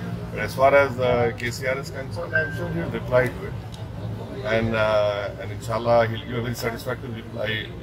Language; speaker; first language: English; non-native, local second language; Urdu